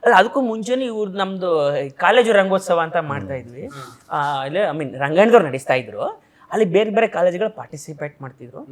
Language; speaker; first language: Kannada; native; Kannada